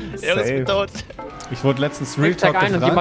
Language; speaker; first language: German; native; German